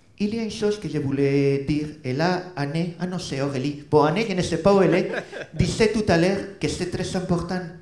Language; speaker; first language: French; non-native, fluent; Spanish